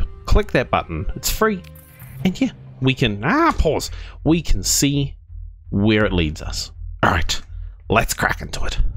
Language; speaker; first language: English; native; English